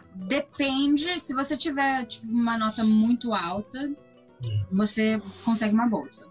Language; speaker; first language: Portuguese; early bilingual, heritage; English